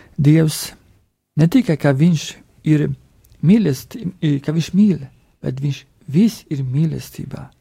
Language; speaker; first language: Latvian; non-native, fluent; Polish